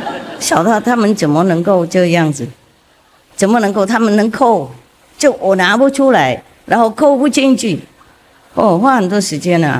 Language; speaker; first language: Chinese; non-native, fluent; Vietnamese